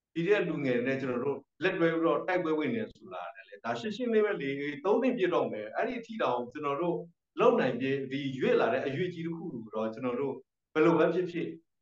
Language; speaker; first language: Burmese; non-native, local second language; S'gaw Karen